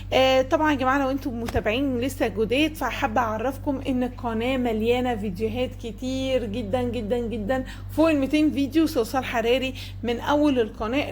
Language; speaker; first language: Arabic; native; Arabic